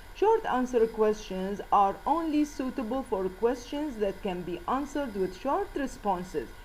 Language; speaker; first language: English; non-native, fluent; Arabic